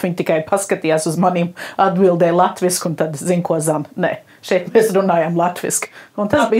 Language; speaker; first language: Latvian; early bilingual, heritage; Latvian